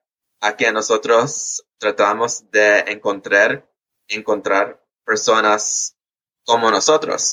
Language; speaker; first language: Spanish; early bilingual, heritage; English